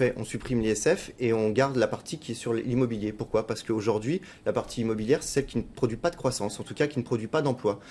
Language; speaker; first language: French; native; French